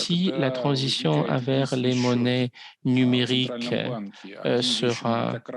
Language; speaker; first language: French; non-native, fluent; Russian